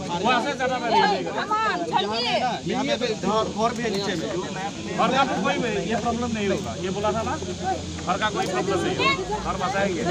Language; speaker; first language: Hindi; non-native, local second language; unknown